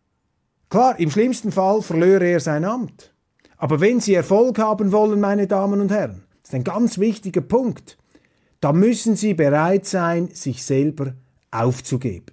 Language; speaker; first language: German; non-native, local second language; Swiss German